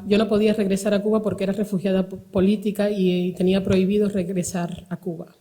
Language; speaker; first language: Spanish; native; Spanish